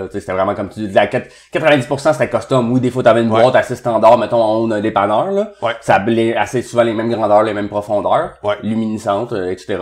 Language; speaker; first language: French; native; French